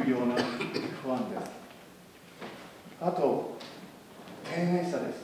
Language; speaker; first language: Japanese; non-native, fluent; English